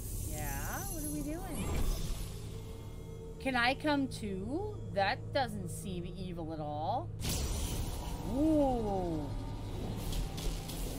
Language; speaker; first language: English; native; English